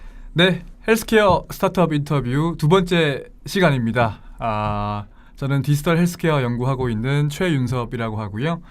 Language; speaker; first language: Korean; native; Korean